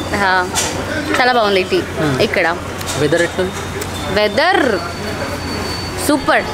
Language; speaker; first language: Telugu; non-native, learner; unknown